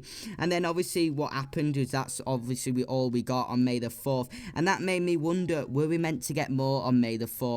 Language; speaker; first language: English; native; English